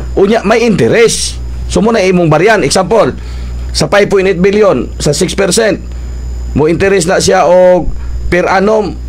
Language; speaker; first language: Cebuano; native; Cebuano